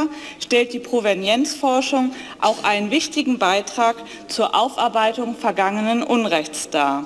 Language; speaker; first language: German; native; German